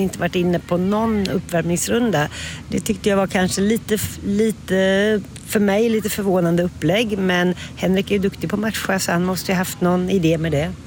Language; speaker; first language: Swedish; native; Swedish